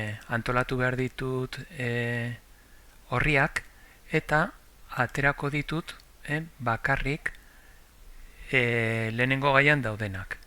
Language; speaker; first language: Basque; non-native, local second language; Spanish